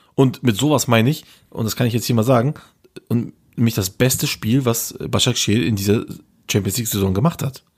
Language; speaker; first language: German; early bilingual, other home language; Turkish